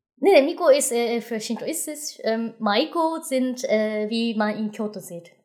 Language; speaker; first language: German; non-native, fluent; Japanese